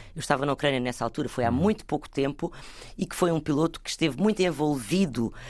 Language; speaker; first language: Portuguese; native; Portuguese